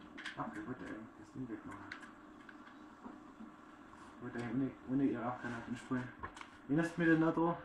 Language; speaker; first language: German; native; German